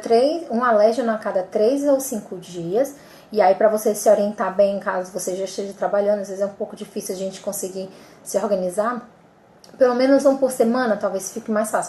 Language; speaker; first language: Portuguese; native; Portuguese